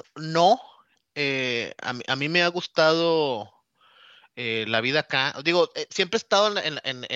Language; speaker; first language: Spanish; native; Spanish